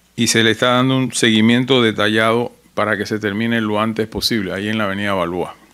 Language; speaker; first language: Spanish; native; Spanish